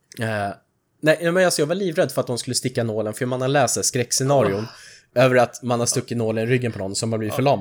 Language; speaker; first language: Swedish; native; Swedish